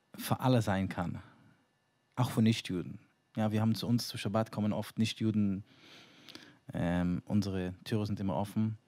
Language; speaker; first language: German; non-native, fluent; Hebrew